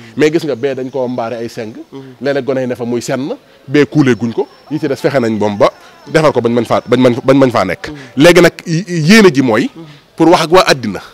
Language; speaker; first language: Wolof; native; Wolof